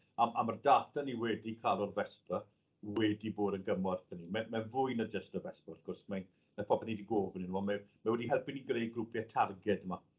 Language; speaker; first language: Welsh; native; Welsh